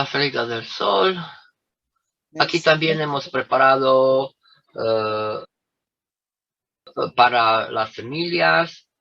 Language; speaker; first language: Spanish; non-native, fluent; Romanian